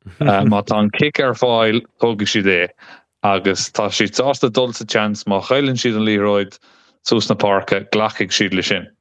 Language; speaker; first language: Irish; non-native, local second language; English